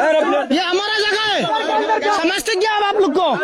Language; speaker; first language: Hindi; non-native, learner; Bangla